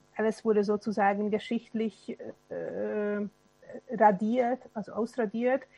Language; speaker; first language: German; non-native, fluent; Hungarian